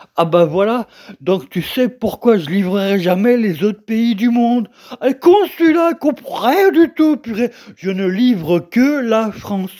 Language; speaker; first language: French; native; French